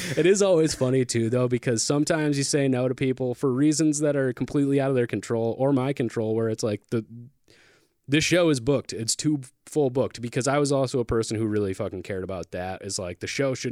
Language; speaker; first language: English; native; English